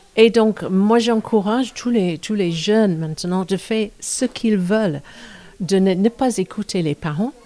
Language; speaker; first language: French; non-native, fluent; English